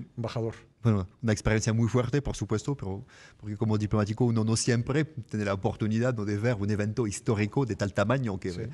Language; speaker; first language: Spanish; non-native, fluent; French